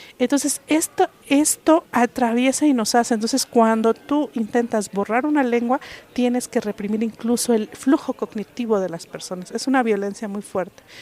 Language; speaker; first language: Spanish; non-native, local second language; Mixtepec Mixtec